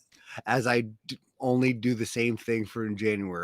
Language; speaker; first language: English; native; English